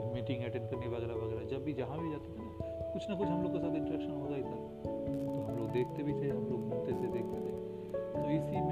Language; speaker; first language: Hindi; non-native, local second language; Bangla